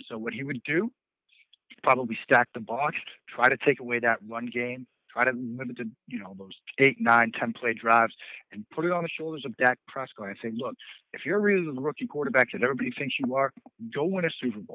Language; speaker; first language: English; native; English